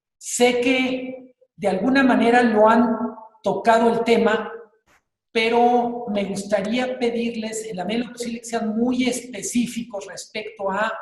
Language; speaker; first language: Spanish; native; Spanish